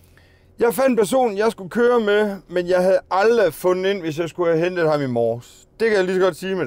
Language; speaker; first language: Danish; native; Danish